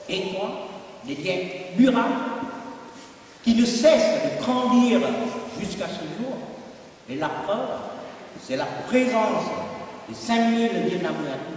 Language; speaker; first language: French; non-native, fluent; Vietnamese